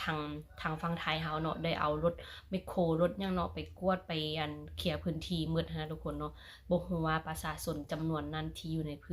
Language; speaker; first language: Thai; non-native, local second language; Lao